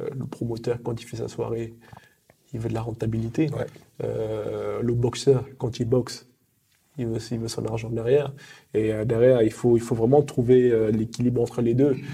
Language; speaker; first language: French; early bilingual, other home language; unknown